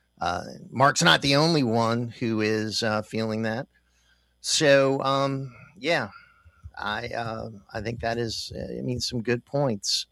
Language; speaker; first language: English; native; English